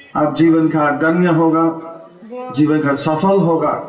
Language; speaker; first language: Hindi; non-native, local second language; Bangla